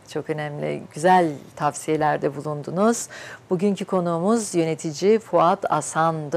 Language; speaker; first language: Turkish; native; Turkish